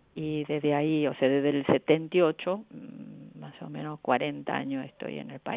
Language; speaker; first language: Spanish; non-native, fluent; Korean